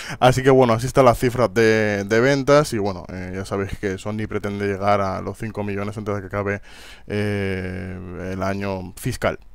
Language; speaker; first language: Spanish; native; Spanish